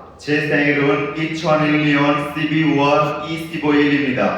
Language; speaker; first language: Korean; non-native, learner; Bangla